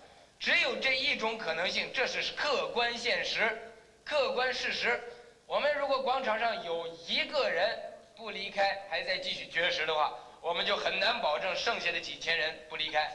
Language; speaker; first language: Chinese; native; Chinese